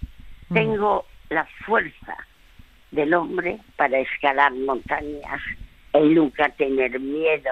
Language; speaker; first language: Spanish; non-native, fluent; French